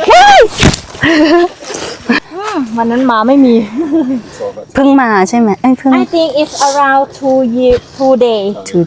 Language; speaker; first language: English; non-native, learner; Thai